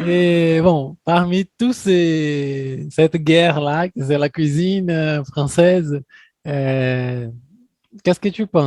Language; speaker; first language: French; non-native, fluent; Portuguese